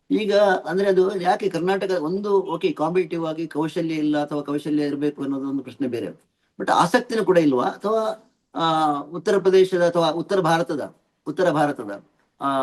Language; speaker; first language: Kannada; native; Kannada